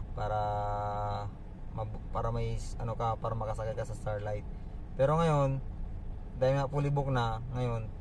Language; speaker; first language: Filipino; non-native, local second language; Hiligaynon